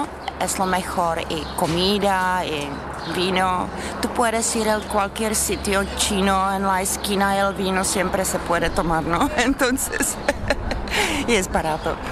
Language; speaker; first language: Spanish; non-native, learner; Czech